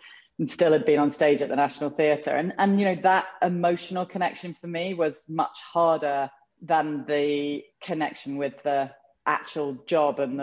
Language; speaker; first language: English; native; English